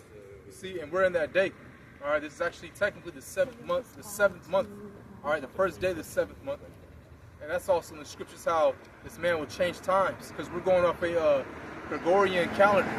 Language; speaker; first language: English; native; English